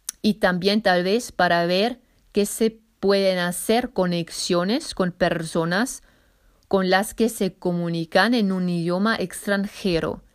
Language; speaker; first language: Spanish; non-native, fluent; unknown